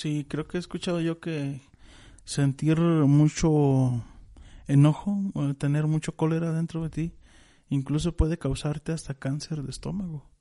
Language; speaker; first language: Spanish; native; Spanish